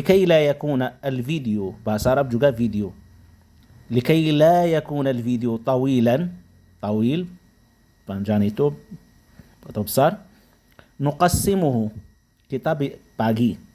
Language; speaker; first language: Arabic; non-native, fluent; Indonesian